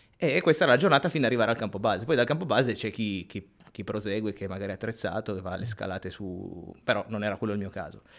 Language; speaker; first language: Italian; native; Italian